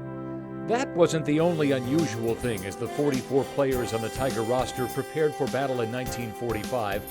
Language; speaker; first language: English; native; English